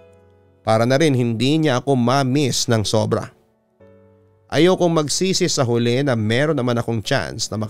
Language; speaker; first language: Filipino; native; Filipino